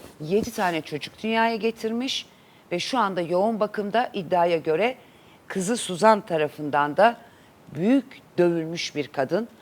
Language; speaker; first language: Turkish; native; Turkish